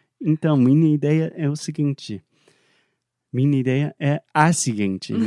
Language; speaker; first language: Portuguese; non-native, fluent; English